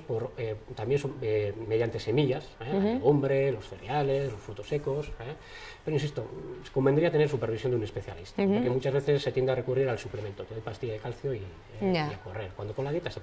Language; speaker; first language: Spanish; native; Spanish